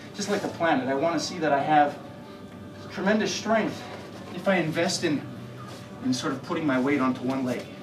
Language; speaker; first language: English; native; English